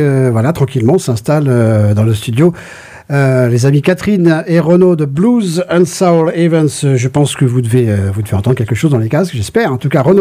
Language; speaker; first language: French; native; French